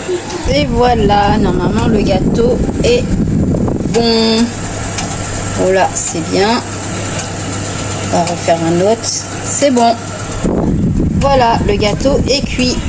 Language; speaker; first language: French; native; French